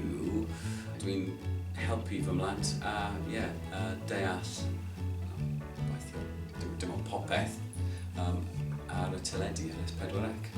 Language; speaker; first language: Welsh; non-native, local second language; English